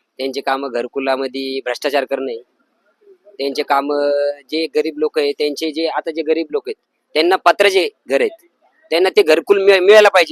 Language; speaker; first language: Marathi; native; Marathi